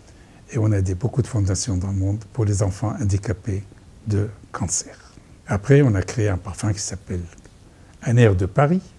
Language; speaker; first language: French; non-native, fluent; Arabic